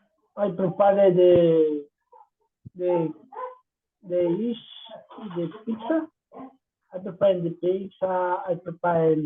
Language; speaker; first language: English; non-native, learner; Spanish